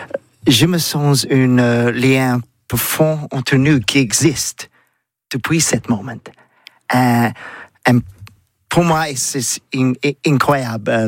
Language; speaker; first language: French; non-native, learner; English